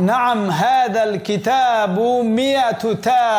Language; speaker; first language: Arabic; non-native, fluent; Bangla